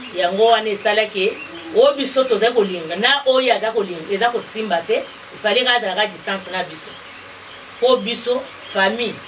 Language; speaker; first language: Lingala; non-native, local second language; Luba-Lulua